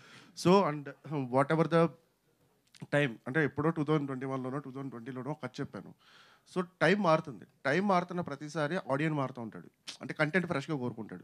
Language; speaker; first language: Telugu; native; Telugu